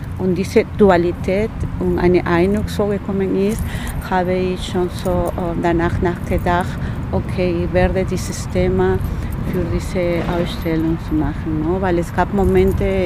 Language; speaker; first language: German; non-native, fluent; Spanish